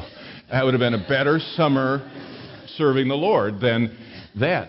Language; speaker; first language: English; native; English